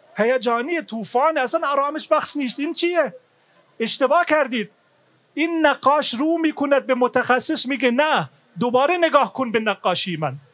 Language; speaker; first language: Persian; non-native, fluent; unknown